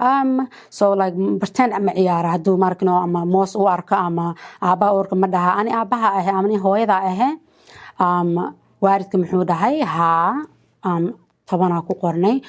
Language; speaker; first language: Somali; early bilingual, heritage; Somali